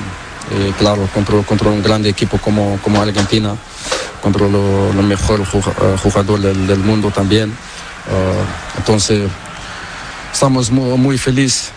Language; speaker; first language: Spanish; non-native, learner; Portuguese